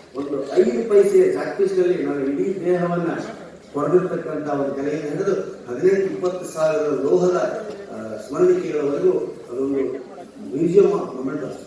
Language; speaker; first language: Kannada; native; Kannada